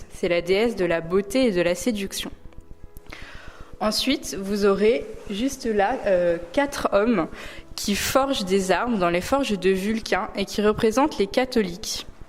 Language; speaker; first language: French; native; French